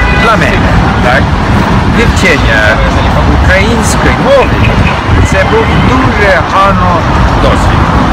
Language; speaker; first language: Ukrainian; non-native, learner; English